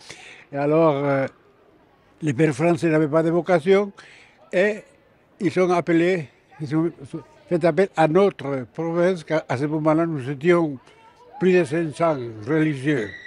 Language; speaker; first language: French; non-native, fluent; Spanish